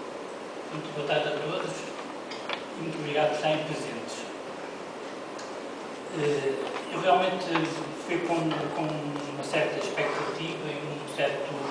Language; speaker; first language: Portuguese; native; Portuguese